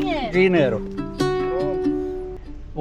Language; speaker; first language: Portuguese; non-native, learner; English